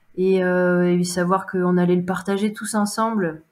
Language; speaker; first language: French; native; French